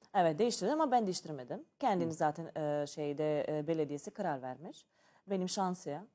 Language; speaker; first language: Turkish; non-native, learner; Serbian